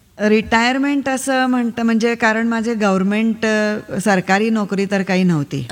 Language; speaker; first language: Marathi; non-native, local second language; Kannada